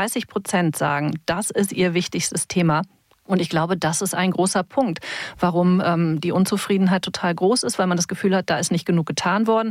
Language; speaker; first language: German; native; German